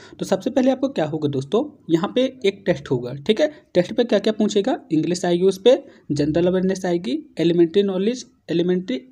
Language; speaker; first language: Hindi; native; Hindi